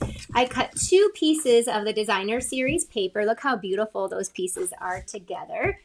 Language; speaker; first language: English; native; English